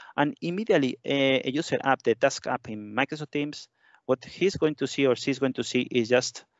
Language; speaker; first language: English; non-native, fluent; Spanish